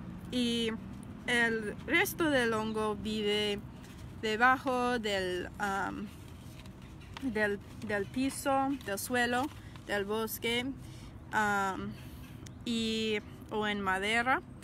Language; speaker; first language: Spanish; non-native, fluent; English